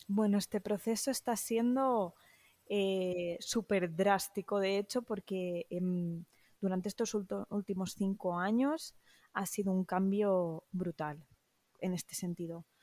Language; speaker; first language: Spanish; native; Spanish